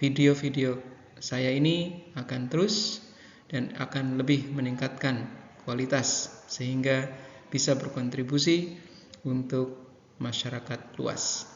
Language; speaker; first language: Indonesian; native; Indonesian